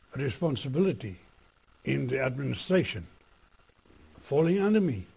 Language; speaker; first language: English; non-native, local second language; Afrikaans